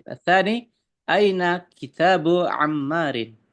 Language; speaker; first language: Arabic; non-native, fluent; Indonesian